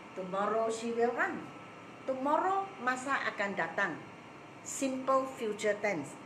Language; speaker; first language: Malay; non-native, local second language; Chinese